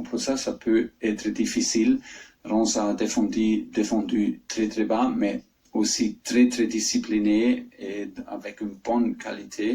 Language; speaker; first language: French; non-native, fluent; German